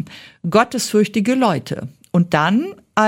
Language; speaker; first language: German; native; German